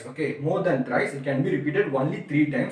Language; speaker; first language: English; non-native, local second language; Tamil